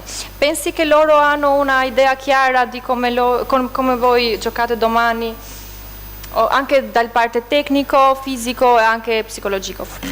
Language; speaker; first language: Italian; non-native, fluent; Albanian